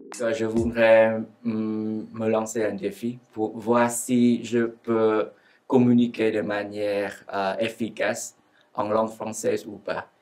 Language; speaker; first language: French; non-native, fluent; Vietnamese